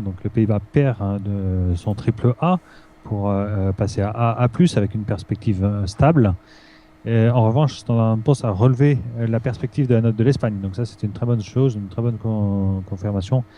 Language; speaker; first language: French; native; French